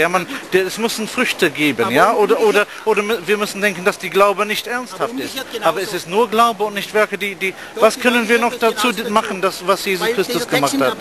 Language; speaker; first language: German; non-native, fluent; English